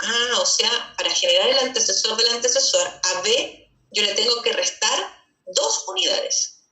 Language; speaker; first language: Spanish; native; Spanish